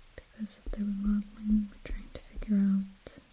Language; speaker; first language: English; non-native, fluent; Russian